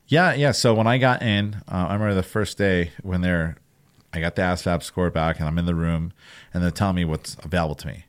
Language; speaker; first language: English; native; English